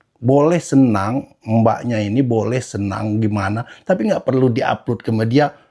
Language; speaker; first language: Indonesian; native; Indonesian